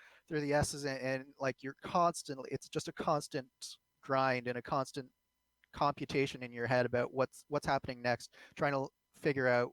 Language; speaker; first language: English; native; English